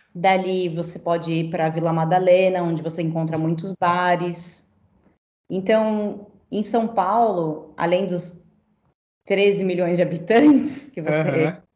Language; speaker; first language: Portuguese; native; Portuguese